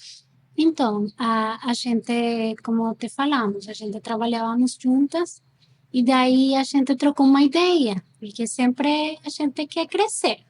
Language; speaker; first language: Portuguese; non-native, fluent; Spanish